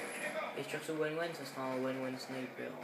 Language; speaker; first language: French; native; French